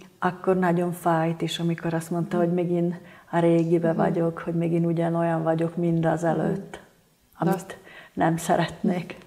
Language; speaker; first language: Hungarian; non-native, local second language; Slovak